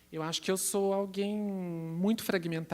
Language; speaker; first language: Portuguese; native; Portuguese